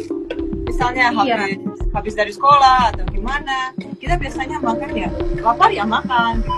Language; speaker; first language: Indonesian; non-native, fluent; Russian